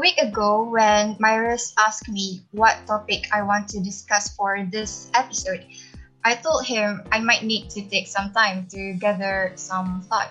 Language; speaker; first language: English; non-native, local second language; Malay